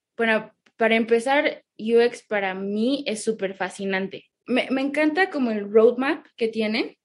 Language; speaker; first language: Spanish; early bilingual, heritage; Spanish